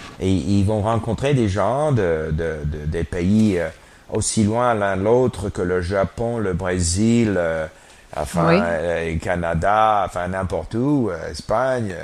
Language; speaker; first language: French; non-native, fluent; English